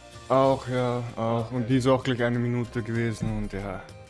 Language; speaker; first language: German; native; German